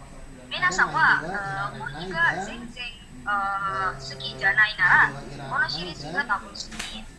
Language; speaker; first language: Japanese; non-native, learner; Indonesian